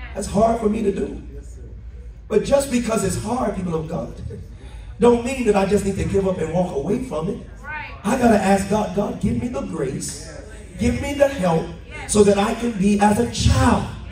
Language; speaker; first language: English; native; English